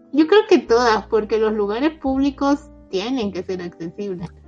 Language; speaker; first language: Spanish; native; Spanish